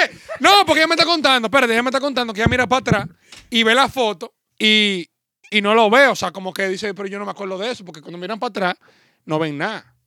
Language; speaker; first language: Spanish; native; Spanish